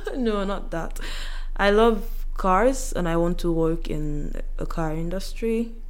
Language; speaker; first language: English; non-native, local second language; Yoruba